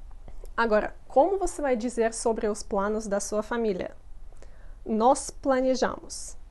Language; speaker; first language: Portuguese; non-native, fluent; Russian